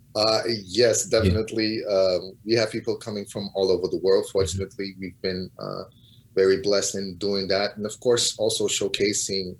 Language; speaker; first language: English; non-native, fluent; Portuguese